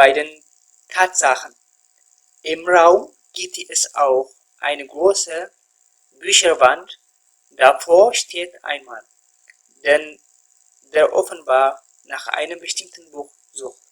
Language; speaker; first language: German; non-native, fluent; Tigrinya